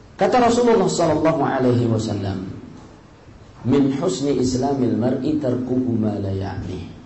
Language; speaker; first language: Indonesian; native; Indonesian